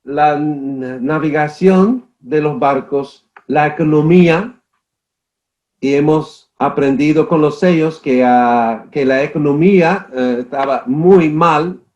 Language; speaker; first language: Spanish; non-native, fluent; English